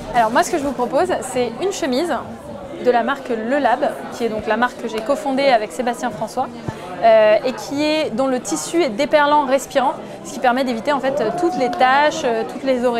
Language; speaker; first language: French; native; French